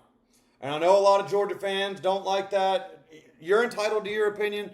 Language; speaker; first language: English; native; English